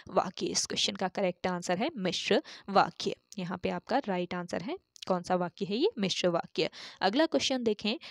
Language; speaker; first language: Hindi; native; Hindi